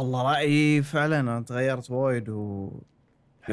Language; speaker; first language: Arabic; native; Arabic